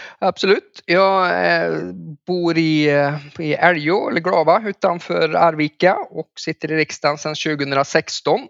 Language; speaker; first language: Swedish; native; Swedish